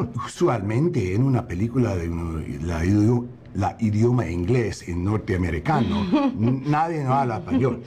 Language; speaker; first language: Spanish; non-native, fluent; English